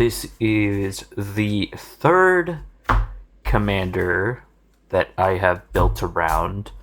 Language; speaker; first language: English; native; English